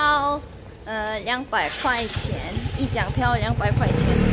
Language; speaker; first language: Chinese; non-native, learner; Korean